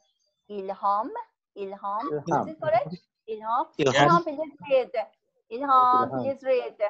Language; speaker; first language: English; non-native, learner; Persian